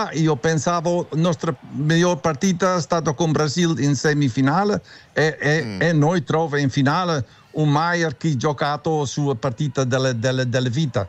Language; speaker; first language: Italian; non-native, learner; Dutch